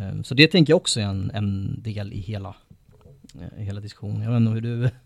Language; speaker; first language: Swedish; native; Swedish